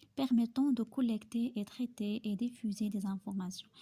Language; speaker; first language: French; non-native, local second language; Arabic